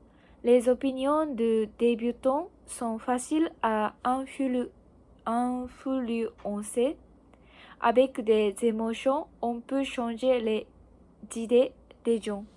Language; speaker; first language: French; non-native, learner; Japanese